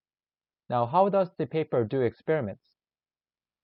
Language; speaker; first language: English; non-native, learner; Korean